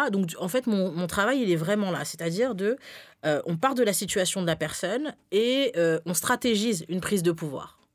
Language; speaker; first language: French; early bilingual, other home language; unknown